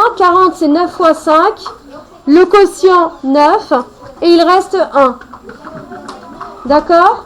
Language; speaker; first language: French; native; French